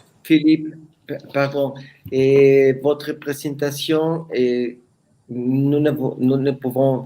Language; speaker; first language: French; non-native, learner; Spanish